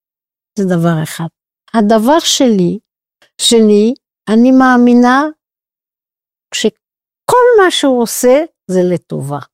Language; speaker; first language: Hebrew; non-native, fluent; French